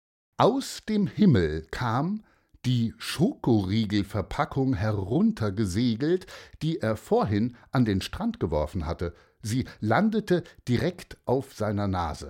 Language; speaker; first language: German; native; German